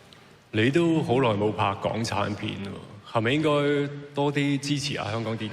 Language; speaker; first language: Cantonese; native; Cantonese